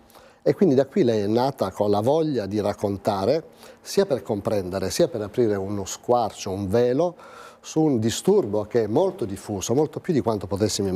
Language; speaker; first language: Italian; native; Italian